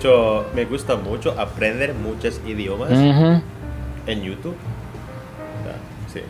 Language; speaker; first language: Spanish; non-native, learner; Italian